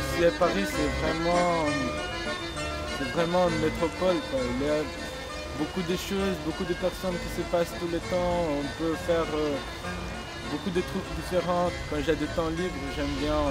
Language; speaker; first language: French; non-native, fluent; Portuguese